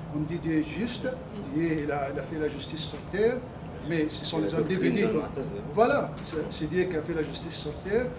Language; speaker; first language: French; non-native, fluent; Arabic